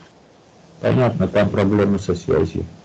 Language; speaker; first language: Russian; native; Russian